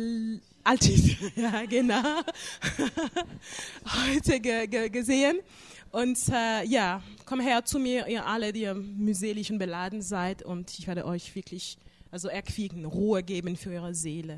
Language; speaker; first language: German; non-native, fluent; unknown